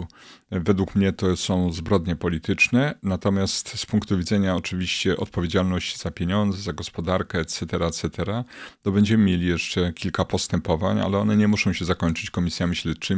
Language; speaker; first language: Polish; native; Polish